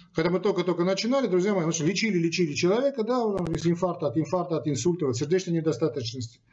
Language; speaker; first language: Russian; non-native, local second language; Armenian